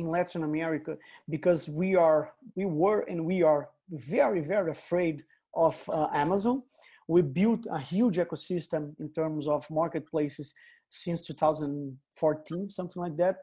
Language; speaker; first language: English; non-native, fluent; Portuguese